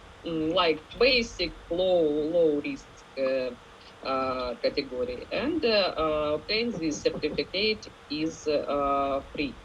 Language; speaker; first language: English; non-native, learner; Ukrainian